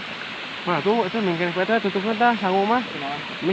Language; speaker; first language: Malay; non-native, local second language; Sundanese